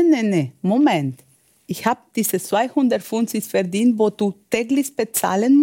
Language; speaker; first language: German; non-native, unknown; Spanish